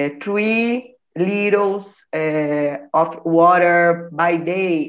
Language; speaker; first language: English; non-native, learner; Portuguese